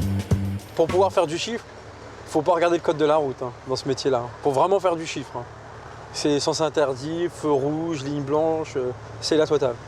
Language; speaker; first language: French; native; French